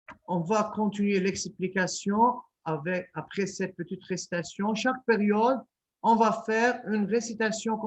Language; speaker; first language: French; non-native, local second language; Arabic